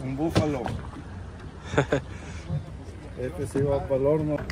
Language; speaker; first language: Spanish; native; Spanish